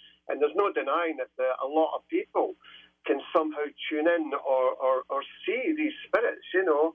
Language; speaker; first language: English; native; English